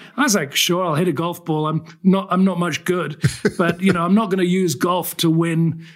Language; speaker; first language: English; native; English